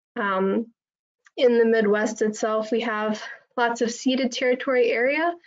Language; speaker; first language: English; native; English